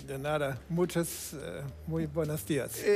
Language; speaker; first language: Spanish; non-native, fluent; German